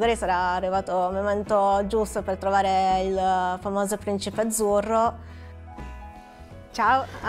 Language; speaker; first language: Italian; native; Italian